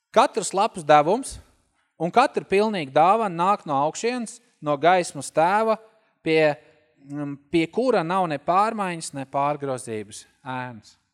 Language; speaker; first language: Latvian; native; Latvian